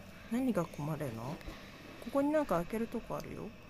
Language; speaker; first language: Japanese; native; Japanese